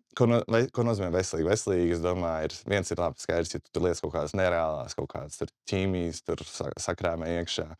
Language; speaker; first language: Latvian; native; Latvian